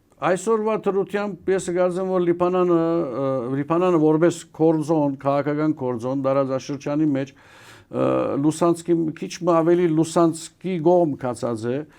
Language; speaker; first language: Armenian; early bilingual, heritage; Armenian